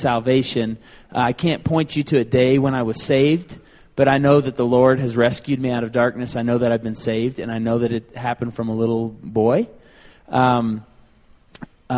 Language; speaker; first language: English; native; English